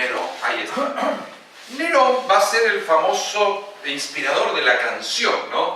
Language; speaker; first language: Spanish; native; Spanish